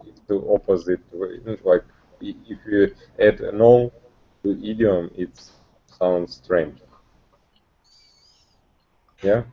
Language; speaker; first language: English; non-native, learner; Russian